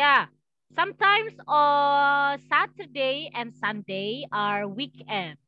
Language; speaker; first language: English; non-native, learner; Indonesian